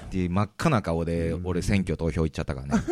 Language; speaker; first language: Japanese; native; Japanese